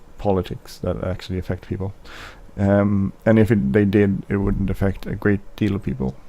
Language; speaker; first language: English; non-native, fluent; Swedish